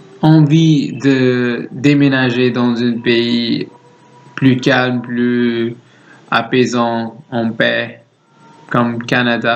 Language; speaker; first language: French; non-native, learner; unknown